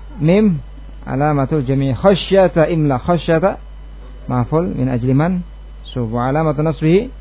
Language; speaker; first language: Arabic; non-native, fluent; Indonesian